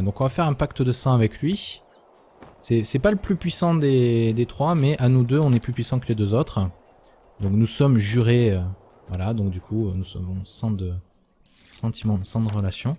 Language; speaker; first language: French; native; French